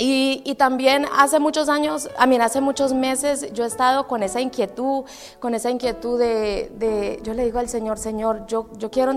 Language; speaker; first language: Spanish; native; Spanish